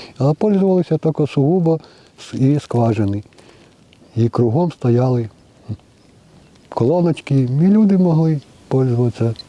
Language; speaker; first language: Ukrainian; native; Ukrainian